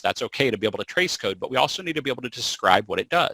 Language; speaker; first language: English; native; English